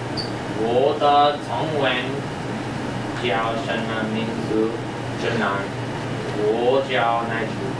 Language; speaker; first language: Chinese; non-native, learner; English